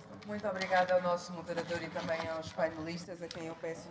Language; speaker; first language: Portuguese; native; Portuguese